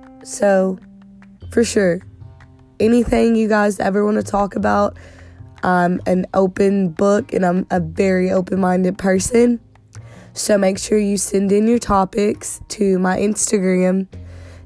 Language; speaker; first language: English; native; English